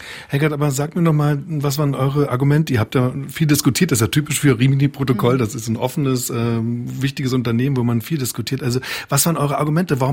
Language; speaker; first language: German; native; German